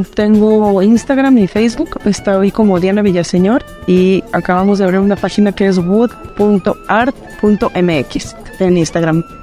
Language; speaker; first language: Spanish; native; Spanish